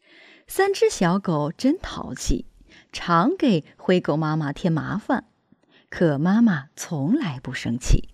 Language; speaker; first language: Chinese; native; Chinese